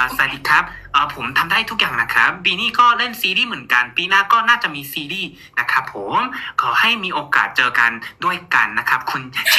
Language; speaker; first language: Thai; non-native, fluent; Korean